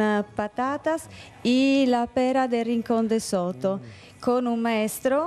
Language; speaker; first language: Spanish; non-native, fluent; Italian